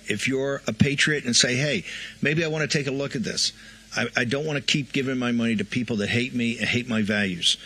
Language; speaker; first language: English; native; English